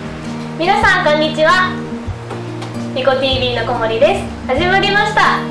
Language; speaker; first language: Japanese; native; Japanese